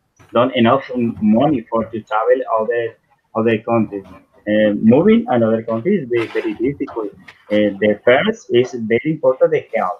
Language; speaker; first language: English; non-native, learner; Spanish